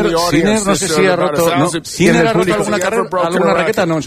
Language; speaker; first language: Spanish; native; Spanish